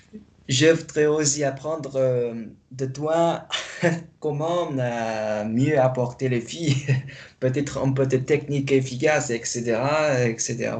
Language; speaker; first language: French; non-native, fluent; Chinese